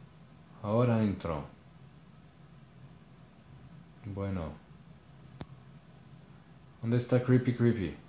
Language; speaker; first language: Spanish; non-native, learner; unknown